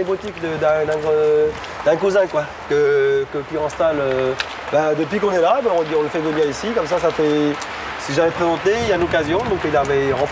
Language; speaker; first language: French; non-native, fluent; Chinese